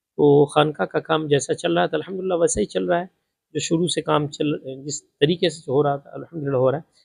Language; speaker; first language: Urdu; non-native, local second language; Bangla